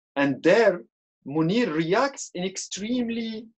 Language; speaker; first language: English; non-native, fluent; Arabic